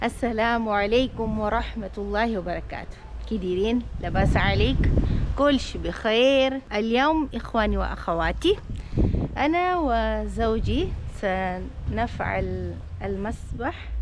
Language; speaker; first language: Arabic; non-native, learner; Portuguese